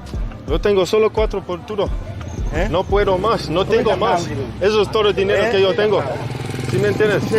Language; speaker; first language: Spanish; non-native, learner; English